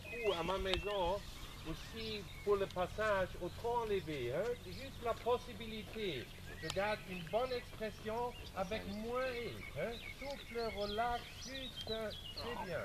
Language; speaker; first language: French; non-native, learner; German